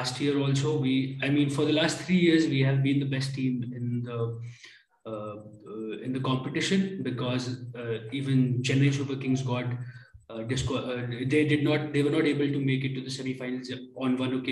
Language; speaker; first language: English; non-native, local second language; Hindi